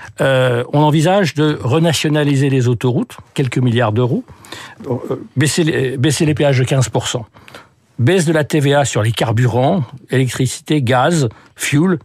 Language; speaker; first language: French; early bilingual, other home language; English